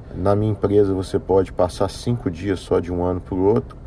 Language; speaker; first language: Portuguese; native; Portuguese